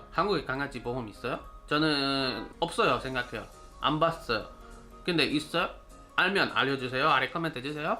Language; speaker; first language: Korean; non-native, learner; Spanish